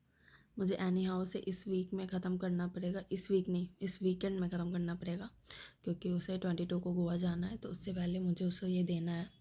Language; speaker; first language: Hindi; native; Hindi